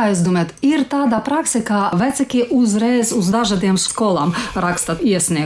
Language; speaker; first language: Latvian; non-native, learner; Ukrainian